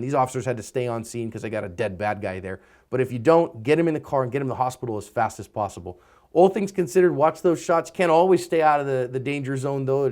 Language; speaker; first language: English; native; English